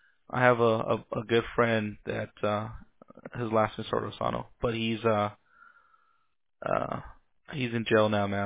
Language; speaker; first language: English; early bilingual, other home language; Spanish